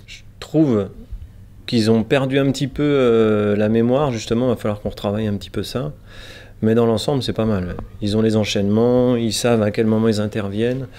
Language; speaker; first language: French; native; French